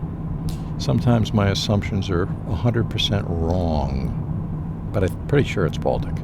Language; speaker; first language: English; native; English